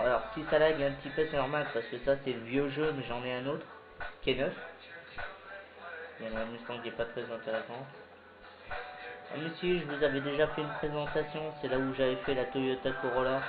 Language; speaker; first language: French; native; French